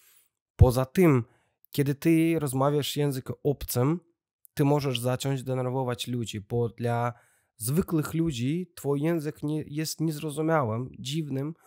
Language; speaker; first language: Polish; non-native, learner; Russian